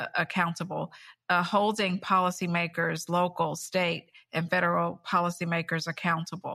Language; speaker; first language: English; native; English